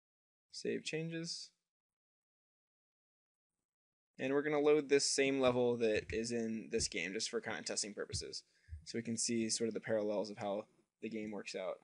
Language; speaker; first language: English; native; English